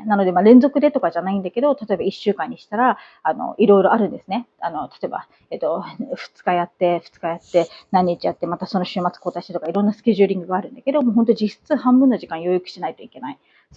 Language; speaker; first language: Japanese; native; Japanese